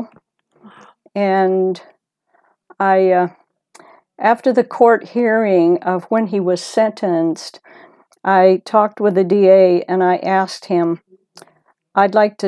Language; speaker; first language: English; native; English